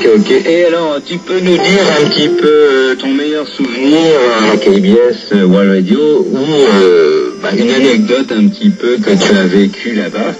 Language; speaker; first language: French; native; French